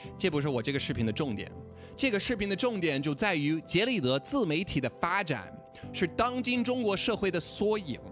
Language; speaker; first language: Chinese; non-native, fluent; English